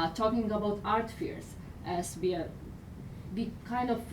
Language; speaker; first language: English; non-native, fluent; Lithuanian